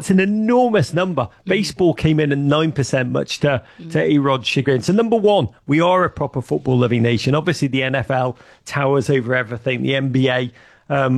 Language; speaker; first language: English; native; English